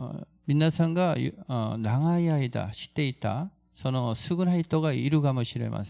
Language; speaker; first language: Japanese; non-native, fluent; Korean